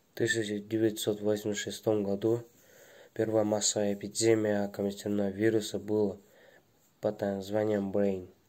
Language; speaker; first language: Russian; non-native, local second language; Kyrgyz